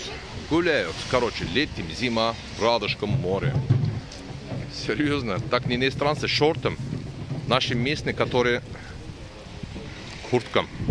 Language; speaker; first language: Russian; non-native, learner; Turkish